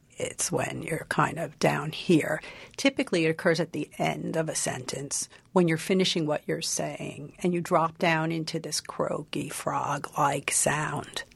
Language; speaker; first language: English; native; English